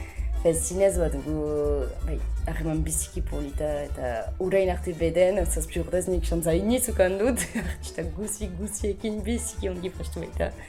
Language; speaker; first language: Basque; native; Basque